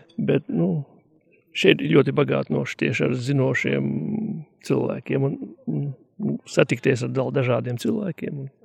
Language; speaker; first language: Latvian; native; Latvian